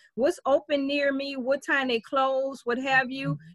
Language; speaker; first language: English; native; English